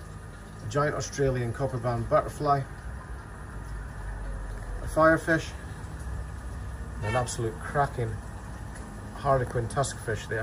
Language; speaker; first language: English; native; English